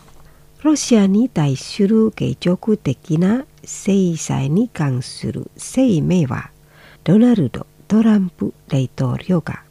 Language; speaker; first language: Japanese; non-native, fluent; Indonesian